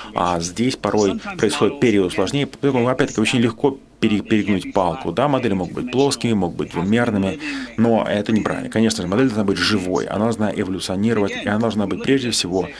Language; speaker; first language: Russian; non-native, fluent; English